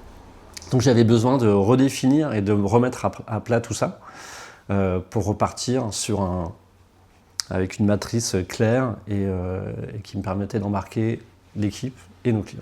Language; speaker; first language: French; native; French